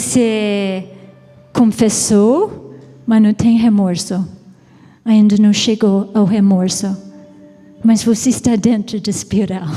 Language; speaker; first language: Portuguese; non-native, fluent; English